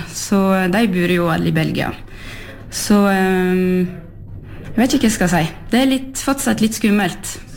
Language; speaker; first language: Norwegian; non-native, fluent; French